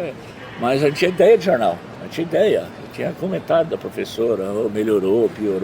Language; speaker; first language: Portuguese; native; Portuguese